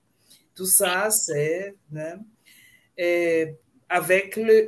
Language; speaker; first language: French; non-native, fluent; Portuguese